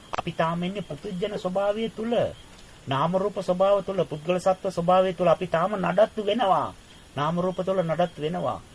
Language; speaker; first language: Sinhala; non-native, fluent; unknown